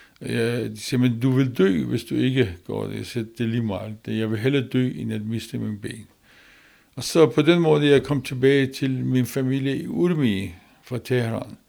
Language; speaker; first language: Danish; non-native, learner; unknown